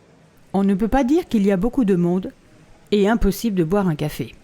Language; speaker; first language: French; native; French